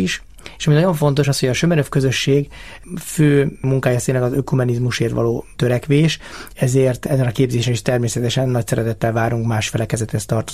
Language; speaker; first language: Hungarian; native; Hungarian